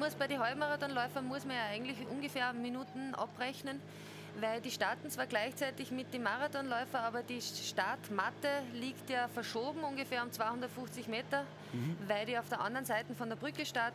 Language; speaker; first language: German; native; German